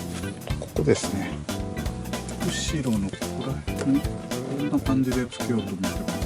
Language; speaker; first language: Japanese; native; Japanese